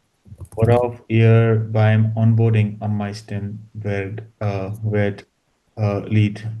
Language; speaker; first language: German; non-native, learner; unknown